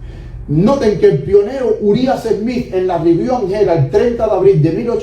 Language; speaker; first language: Spanish; native; Spanish